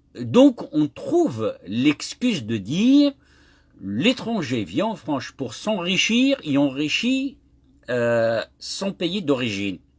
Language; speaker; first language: French; non-native, local second language; Kabyle